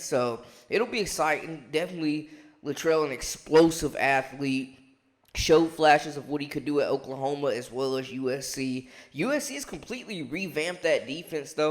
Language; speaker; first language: English; native; English